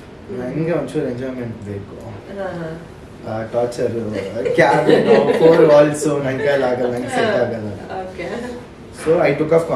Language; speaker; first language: Kannada; early bilingual, heritage; Kannada